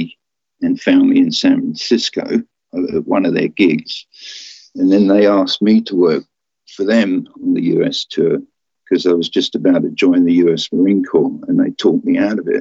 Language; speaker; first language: English; native; English